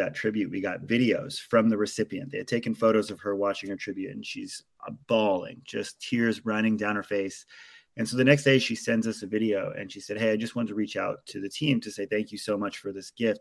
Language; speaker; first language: English; native; English